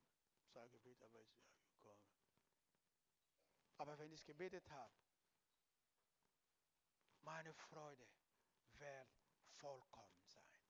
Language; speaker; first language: German; non-native, learner; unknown